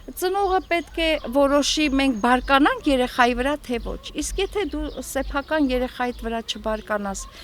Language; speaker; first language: Armenian; native; Armenian